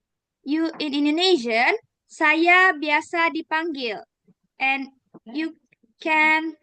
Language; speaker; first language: English; non-native, learner; Indonesian